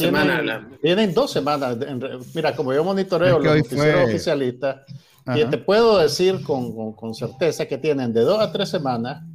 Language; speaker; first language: Spanish; native; Spanish